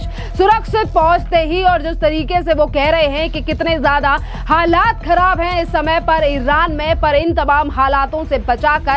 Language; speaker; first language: Hindi; native; Hindi